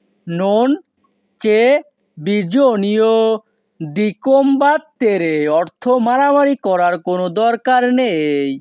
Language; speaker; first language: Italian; non-native, fluent; Bangla